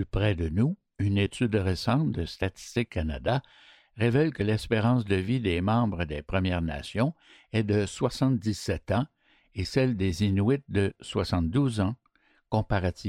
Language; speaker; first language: French; native; French